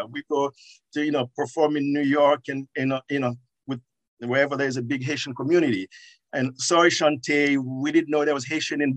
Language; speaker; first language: English; non-native, fluent; Haitian Creole